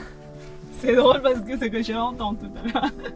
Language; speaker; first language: French; non-native, learner; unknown